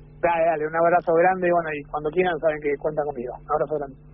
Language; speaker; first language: Spanish; native; Spanish